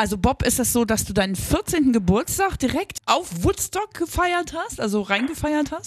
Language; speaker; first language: German; native; German